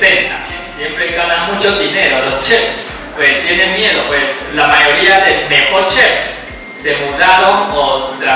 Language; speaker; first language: Spanish; non-native, fluent; Chinese